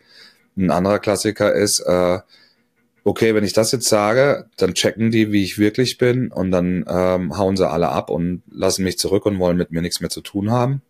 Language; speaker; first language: German; native; German